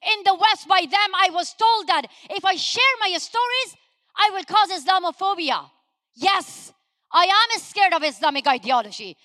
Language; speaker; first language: English; non-native, fluent; Persian